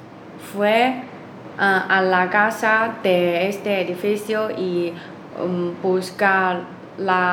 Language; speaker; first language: Spanish; non-native, learner; Chinese